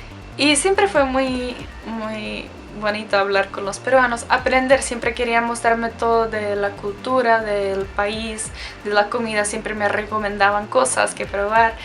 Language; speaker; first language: Spanish; non-native, fluent; Czech